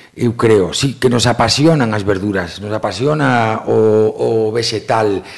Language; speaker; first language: Galician; native; Galician